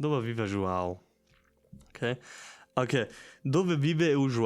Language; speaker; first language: Portuguese; non-native, learner; German